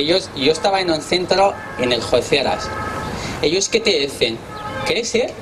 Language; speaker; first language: Spanish; non-native, learner; Arabic